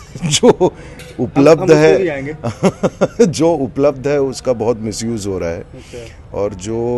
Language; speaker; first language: Hindi; native; Hindi